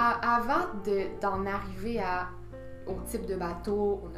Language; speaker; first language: French; native; French